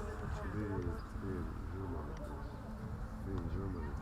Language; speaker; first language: English; non-native, learner; Macedonian